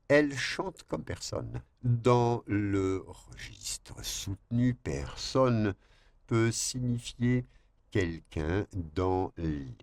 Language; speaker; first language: French; non-native, fluent; Spanish